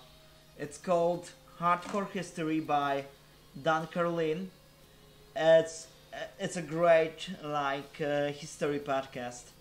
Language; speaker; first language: English; non-native, fluent; Polish